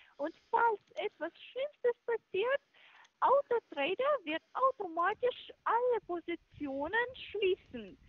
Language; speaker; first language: German; non-native, fluent; Russian